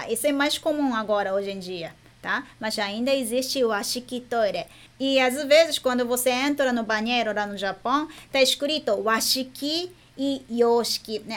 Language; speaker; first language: Portuguese; non-native, fluent; Japanese